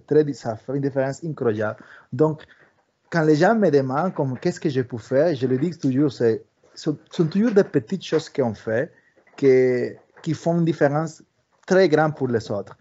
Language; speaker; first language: French; early bilingual, other home language; Spanish